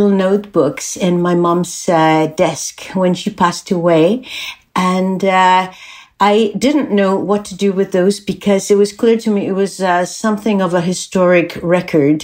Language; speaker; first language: English; non-native, fluent; Czech